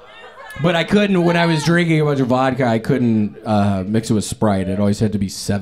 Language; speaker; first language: English; native; English